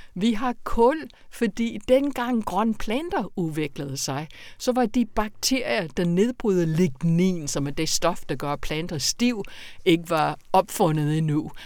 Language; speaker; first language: Danish; non-native, fluent; English